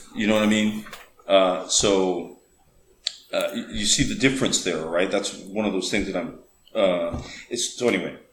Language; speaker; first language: English; early bilingual, other home language; Spanish